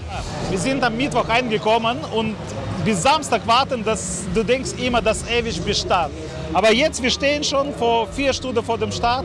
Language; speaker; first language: German; non-native, learner; Russian